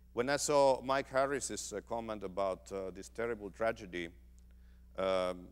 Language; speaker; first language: English; non-native, fluent; Finnish